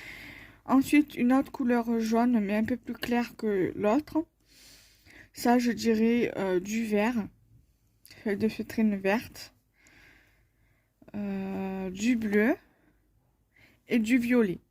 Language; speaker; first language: French; native; French